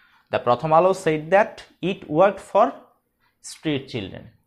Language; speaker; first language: English; non-native, local second language; Bangla